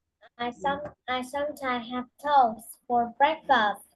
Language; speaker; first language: English; non-native, learner; Vietnamese